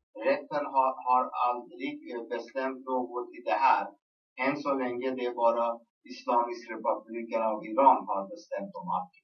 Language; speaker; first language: Swedish; non-native, local second language; Persian